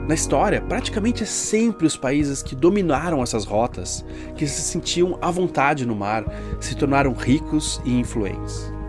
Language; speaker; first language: Portuguese; native; Portuguese